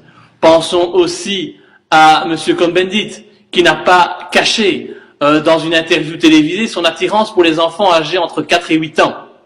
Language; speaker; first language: French; native; French